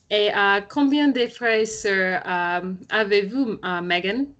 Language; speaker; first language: French; non-native, learner; English